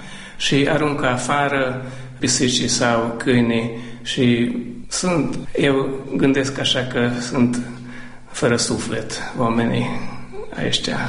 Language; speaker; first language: Romanian; non-native, local second language; Hungarian